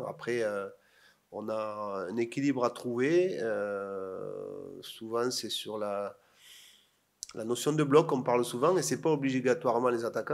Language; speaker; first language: French; native; French